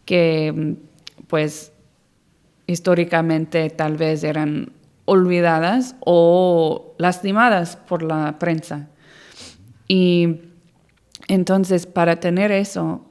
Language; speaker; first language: Spanish; non-native, fluent; English